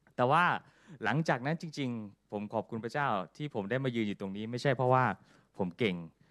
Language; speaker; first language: Thai; native; Thai